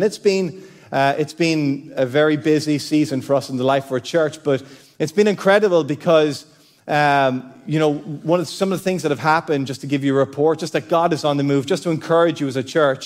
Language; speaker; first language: English; native; English